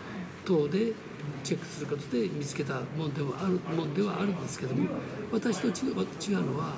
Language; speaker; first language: Japanese; early bilingual, other home language; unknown